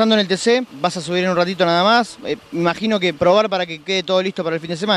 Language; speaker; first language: Spanish; native; Spanish